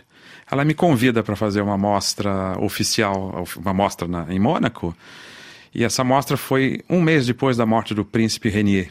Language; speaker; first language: Portuguese; native; Portuguese